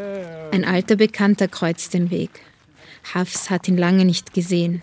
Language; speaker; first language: German; native; German